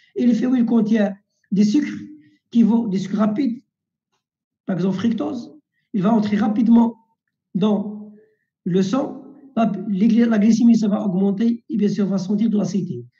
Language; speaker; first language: French; non-native, local second language; Arabic